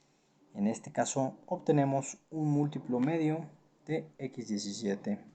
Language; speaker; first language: Spanish; native; Spanish